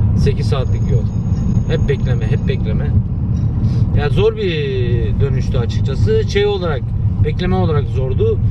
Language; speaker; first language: Turkish; early bilingual, other home language; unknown